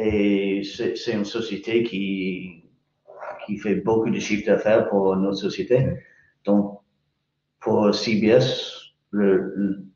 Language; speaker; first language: French; non-native, fluent; English